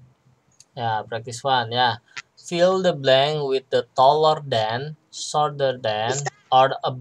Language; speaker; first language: English; non-native, learner; Indonesian